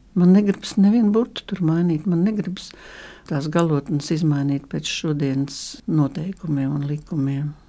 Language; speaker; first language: Latvian; native; Latvian